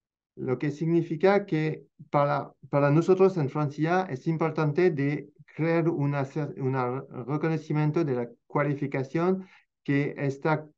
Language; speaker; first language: Spanish; non-native, fluent; French